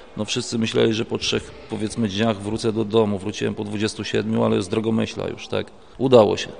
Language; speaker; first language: Polish; native; Polish